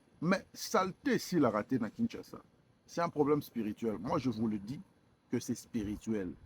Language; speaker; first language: French; non-native, local second language; Lingala